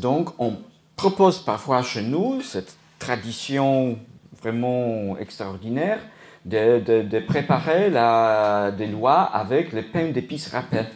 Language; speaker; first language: French; non-native, fluent; Polish